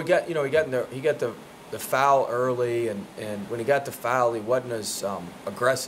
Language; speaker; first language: English; native; English